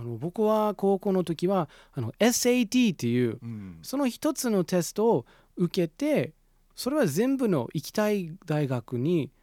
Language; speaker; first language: Japanese; non-native, fluent; English